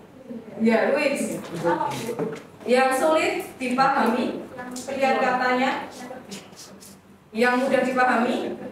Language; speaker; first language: Indonesian; native; Indonesian